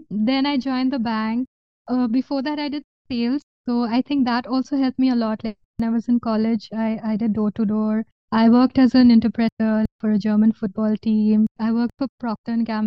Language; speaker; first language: English; non-native, local second language; Bangla